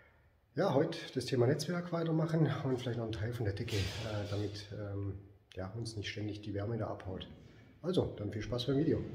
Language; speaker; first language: German; native; German